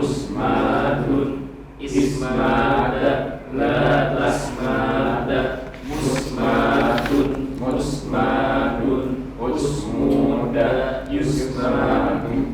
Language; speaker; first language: Arabic; non-native, learner; Indonesian